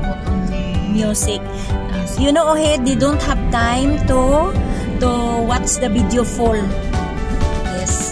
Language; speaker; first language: English; non-native, learner; Filipino